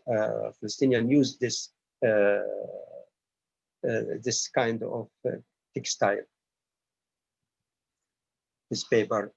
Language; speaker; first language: English; non-native, learner; Arabic